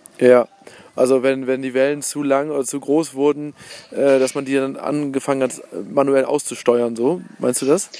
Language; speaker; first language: German; native; German